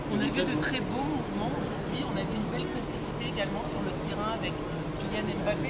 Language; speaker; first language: French; native; French